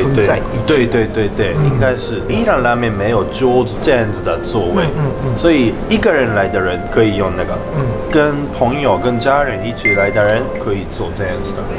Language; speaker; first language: Chinese; non-native, fluent; Japanese